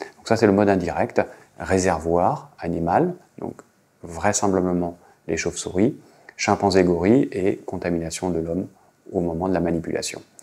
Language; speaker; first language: French; native; French